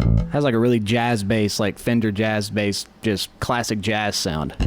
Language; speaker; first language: English; native; English